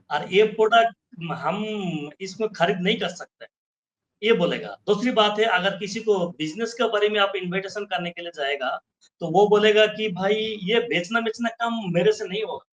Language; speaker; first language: Hindi; non-native, fluent; Bangla